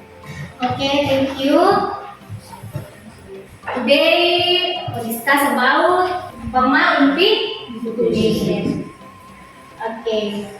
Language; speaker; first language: English; non-native, fluent; Indonesian